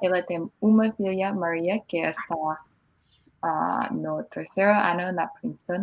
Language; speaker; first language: Portuguese; non-native, learner; English